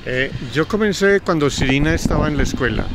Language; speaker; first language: Spanish; non-native, fluent; French